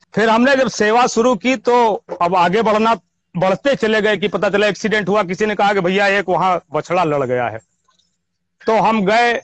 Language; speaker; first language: Hindi; native; Hindi